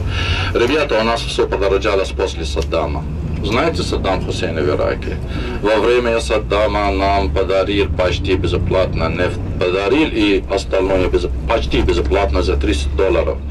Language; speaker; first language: Russian; non-native, fluent; Arabic